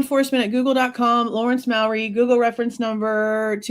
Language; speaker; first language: English; native; English